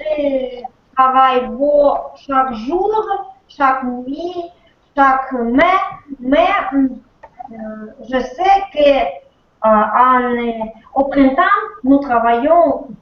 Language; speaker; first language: French; non-native, learner; Russian